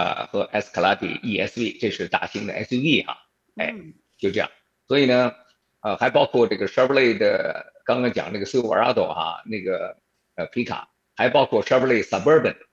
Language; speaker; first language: Chinese; native; Chinese